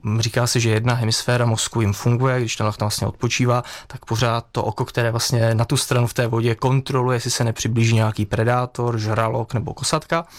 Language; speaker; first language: Czech; native; Czech